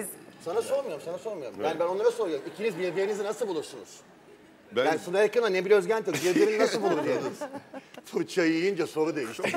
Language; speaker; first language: Turkish; native; Turkish